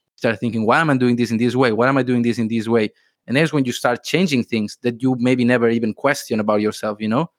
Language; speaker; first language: English; non-native, fluent; Spanish